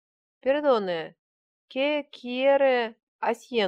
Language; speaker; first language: Spanish; non-native, learner; Russian